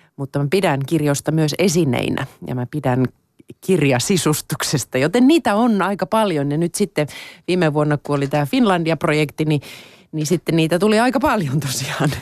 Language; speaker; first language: Finnish; non-native, local second language; Swedish